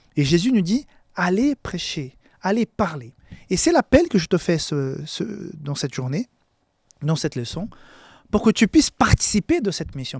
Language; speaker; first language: French; non-native, fluent; Portuguese